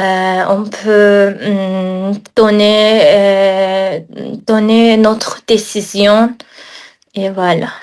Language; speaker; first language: French; non-native, learner; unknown